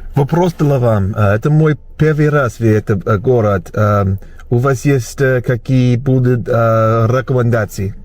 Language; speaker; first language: Russian; non-native, learner; English